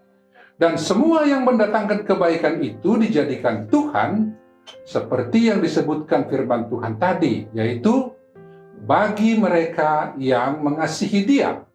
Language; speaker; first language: Malay; native; Malay